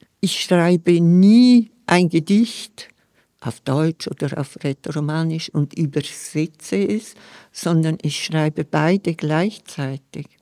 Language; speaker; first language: German; non-native, local second language; Romansh